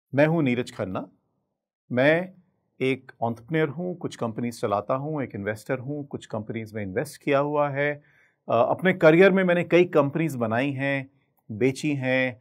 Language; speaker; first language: Hindi; native; Hindi